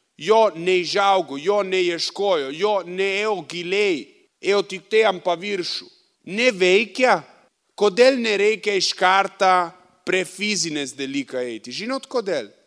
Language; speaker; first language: Lithuanian; non-native, fluent; Italian